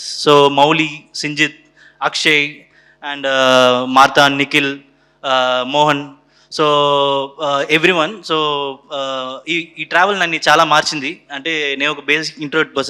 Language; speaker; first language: Telugu; non-native, local second language; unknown